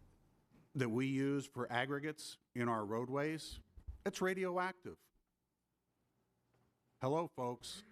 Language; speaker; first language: English; native; English